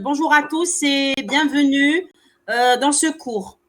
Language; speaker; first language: French; non-native, local second language; Arabic